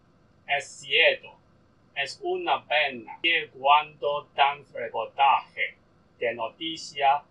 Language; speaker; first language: Spanish; non-native, learner; Cantonese